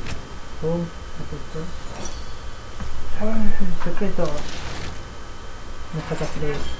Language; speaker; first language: Spanish; native; Spanish